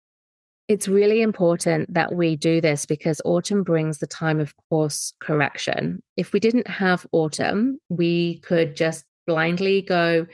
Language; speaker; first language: English; native; English